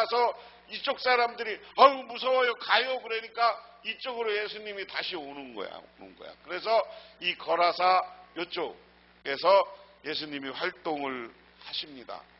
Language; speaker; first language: Korean; native; Korean